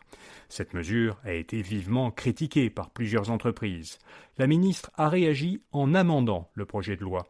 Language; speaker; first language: French; native; French